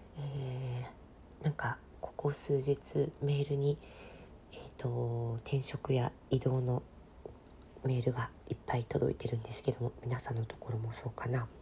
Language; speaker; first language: Japanese; native; Japanese